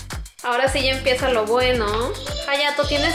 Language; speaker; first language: Spanish; native; Spanish